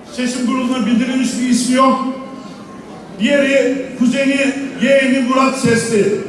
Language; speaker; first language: Turkish; native; Turkish